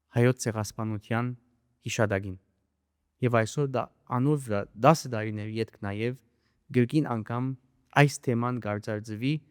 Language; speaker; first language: Armenian; early bilingual, heritage; Armenian